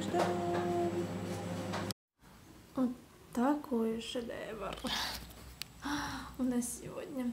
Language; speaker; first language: Russian; early bilingual, heritage; Russian